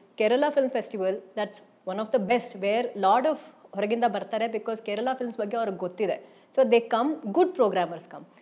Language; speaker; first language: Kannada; native; Kannada